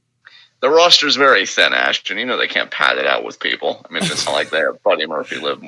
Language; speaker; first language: English; native; English